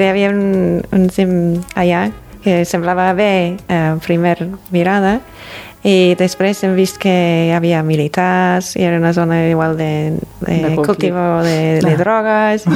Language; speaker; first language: Catalan; non-native, fluent; English